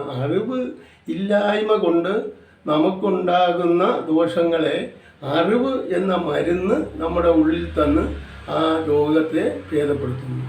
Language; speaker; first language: Malayalam; native; Malayalam